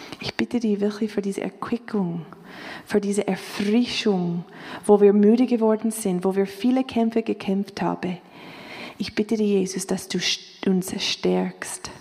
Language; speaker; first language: German; non-native, fluent; English